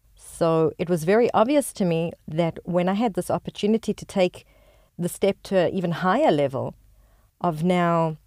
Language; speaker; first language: English; native; English